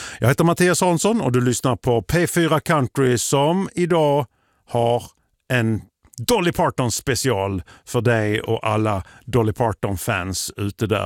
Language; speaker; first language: Swedish; native; Swedish